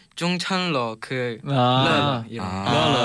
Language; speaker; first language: Korean; non-native, learner; Chinese